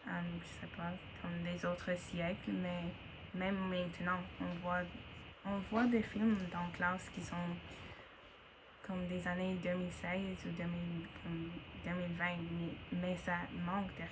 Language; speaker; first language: French; non-native, learner; English